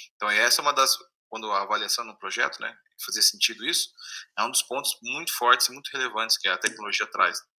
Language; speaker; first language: Portuguese; native; Portuguese